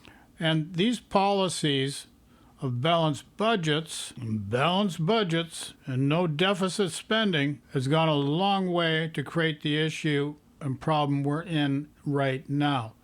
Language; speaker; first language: English; native; English